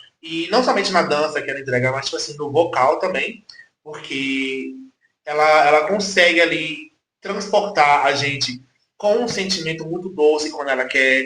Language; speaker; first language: Portuguese; native; Portuguese